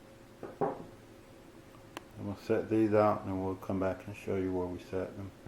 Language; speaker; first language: English; native; English